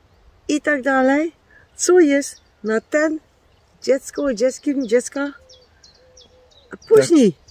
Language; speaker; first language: Polish; non-native, learner; Dutch